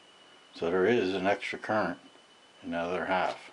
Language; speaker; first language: English; native; English